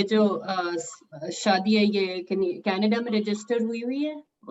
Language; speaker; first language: Urdu; native; Urdu